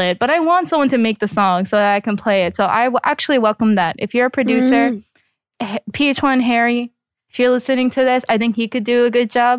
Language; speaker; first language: English; native; English